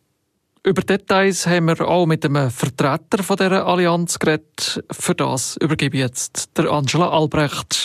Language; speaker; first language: German; native; German